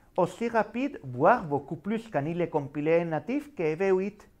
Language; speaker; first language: French; non-native, fluent; Spanish